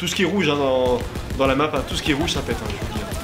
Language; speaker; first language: French; native; French